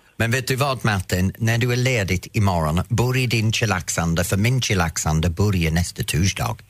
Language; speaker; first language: Swedish; non-native, fluent; English